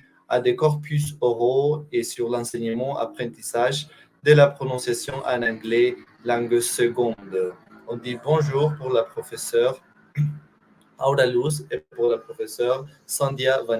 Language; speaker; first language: French; non-native, fluent; Spanish